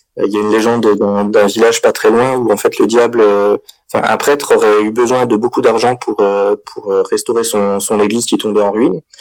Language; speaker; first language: French; native; French